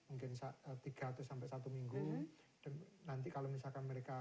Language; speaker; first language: Indonesian; native; Indonesian